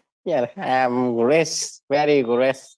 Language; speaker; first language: English; non-native, learner; Vietnamese